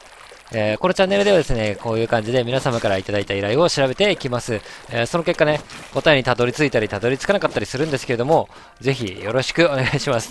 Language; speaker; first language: Japanese; native; Japanese